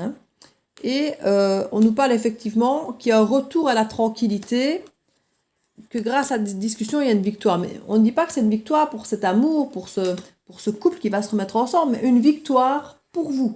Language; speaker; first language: French; native; French